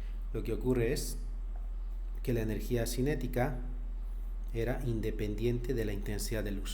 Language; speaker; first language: Spanish; native; Spanish